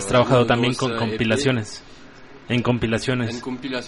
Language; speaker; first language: Spanish; native; Spanish